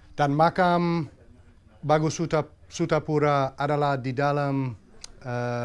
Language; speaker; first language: Indonesian; non-native, learner; English